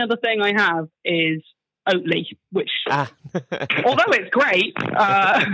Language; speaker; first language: English; native; English